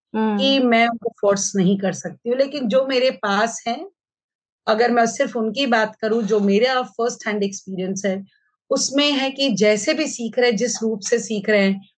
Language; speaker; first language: Hindi; native; Hindi